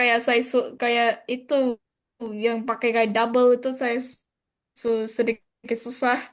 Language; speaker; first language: Indonesian; non-native, learner; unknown